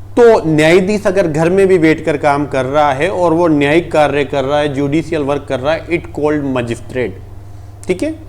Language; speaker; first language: Hindi; native; Hindi